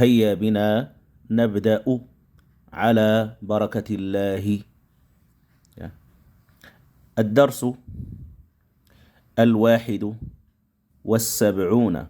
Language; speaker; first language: Arabic; non-native, fluent; Indonesian